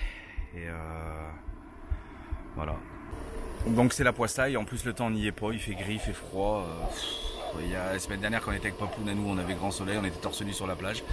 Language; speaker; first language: French; native; French